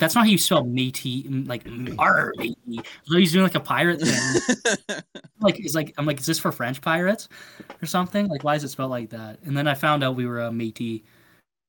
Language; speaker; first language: English; native; English